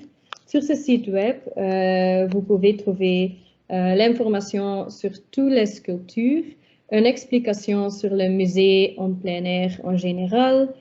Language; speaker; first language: French; non-native, local second language; Dutch